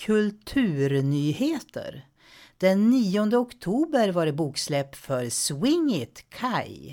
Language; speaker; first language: Swedish; native; Swedish